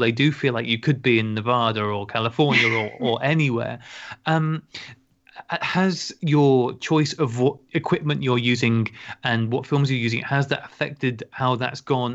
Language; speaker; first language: English; native; English